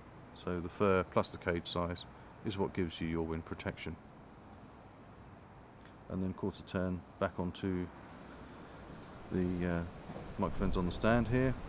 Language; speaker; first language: English; native; English